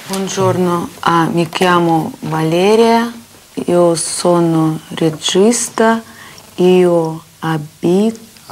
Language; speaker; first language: Italian; non-native, learner; Russian